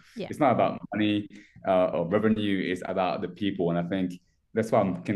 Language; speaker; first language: English; non-native, fluent; French